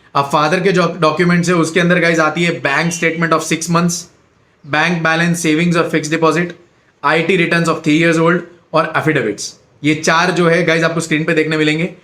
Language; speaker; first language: Hindi; non-native, local second language; Gujarati